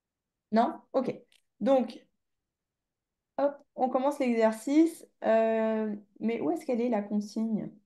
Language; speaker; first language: French; native; French